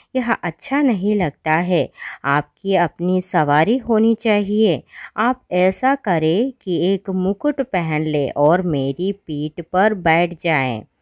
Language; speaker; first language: Hindi; non-native, local second language; Malayalam